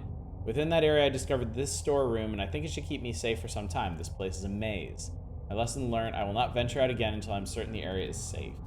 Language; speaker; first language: English; native; English